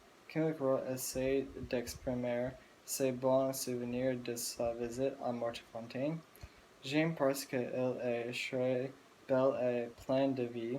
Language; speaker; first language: French; non-native, learner; English